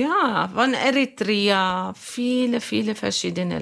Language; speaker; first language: German; non-native, learner; Arabic